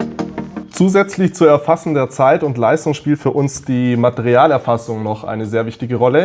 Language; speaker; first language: German; native; German